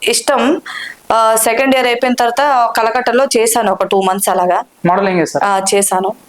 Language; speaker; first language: Telugu; native; Telugu